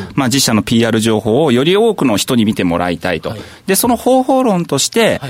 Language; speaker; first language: Japanese; native; Japanese